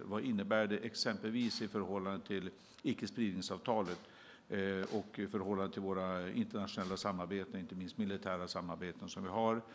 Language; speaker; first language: Swedish; native; Swedish